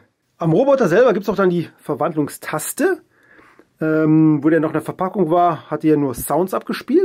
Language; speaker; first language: German; native; German